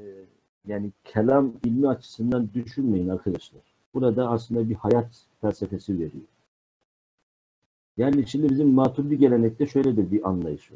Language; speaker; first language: Turkish; native; Turkish